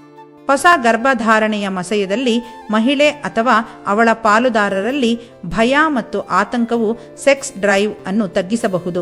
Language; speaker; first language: Kannada; native; Kannada